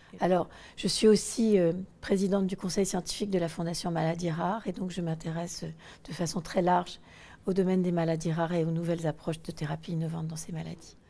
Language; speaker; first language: French; native; French